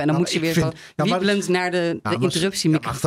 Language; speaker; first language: Dutch; native; Dutch